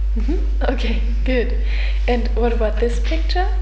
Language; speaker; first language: English; non-native, fluent; German